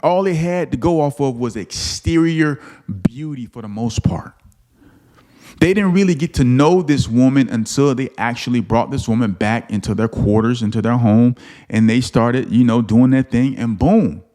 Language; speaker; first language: English; native; English